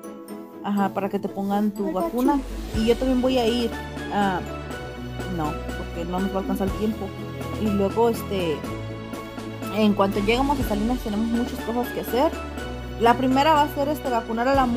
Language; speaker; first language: Spanish; native; Spanish